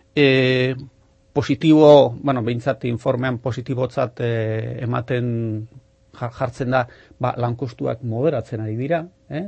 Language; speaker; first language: Basque; non-native, local second language; Spanish